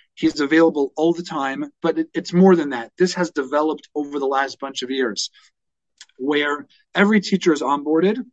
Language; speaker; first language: English; native; English